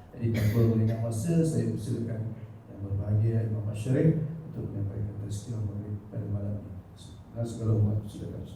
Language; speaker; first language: Malay; native; Malay